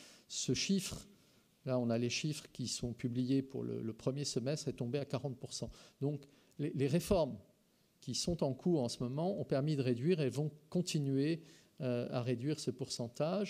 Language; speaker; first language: French; native; French